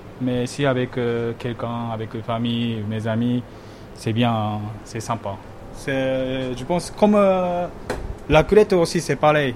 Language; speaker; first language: French; non-native, learner; Japanese